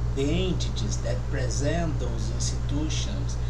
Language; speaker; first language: English; non-native, learner; Portuguese